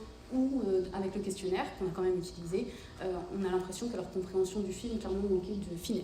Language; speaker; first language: French; native; French